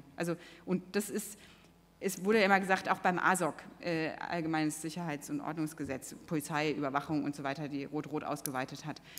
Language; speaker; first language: German; native; German